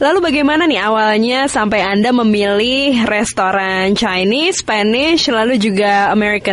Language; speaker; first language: Indonesian; native; Indonesian